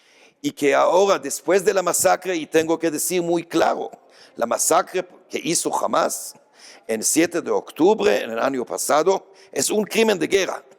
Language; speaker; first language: Spanish; non-native, fluent; Hebrew